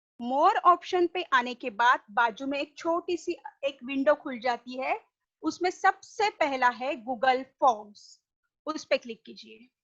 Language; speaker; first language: Hindi; non-native, local second language; Marathi